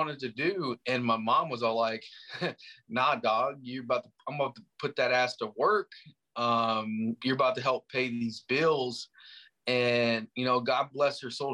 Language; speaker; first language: English; native; English